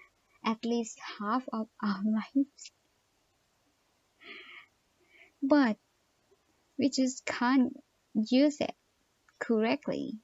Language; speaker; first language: English; non-native, learner; Thai